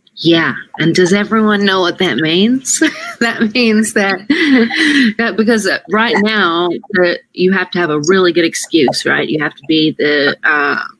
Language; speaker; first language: English; native; English